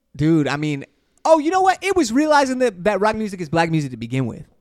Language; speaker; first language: English; native; English